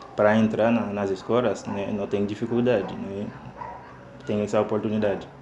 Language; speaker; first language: Portuguese; non-native, fluent; Haitian Creole